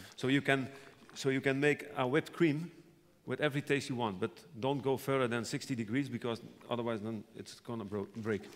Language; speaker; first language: English; non-native, fluent; Dutch